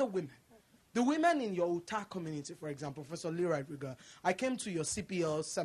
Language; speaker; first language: English; non-native, local second language; Yoruba